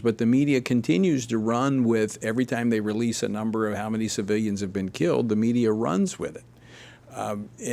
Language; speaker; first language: English; native; English